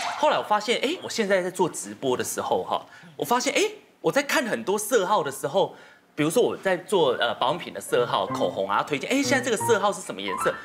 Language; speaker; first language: Chinese; native; Chinese